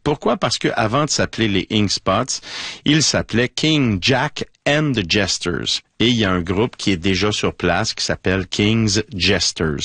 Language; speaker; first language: French; native; French